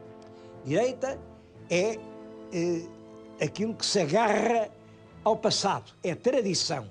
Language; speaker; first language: Portuguese; native; Portuguese